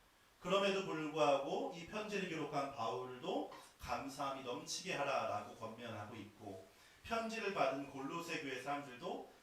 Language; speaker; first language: Korean; native; Korean